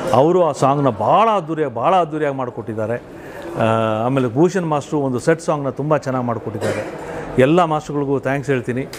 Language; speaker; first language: Kannada; native; Kannada